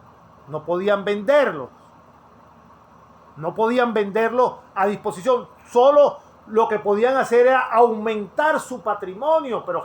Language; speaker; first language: Spanish; native; Spanish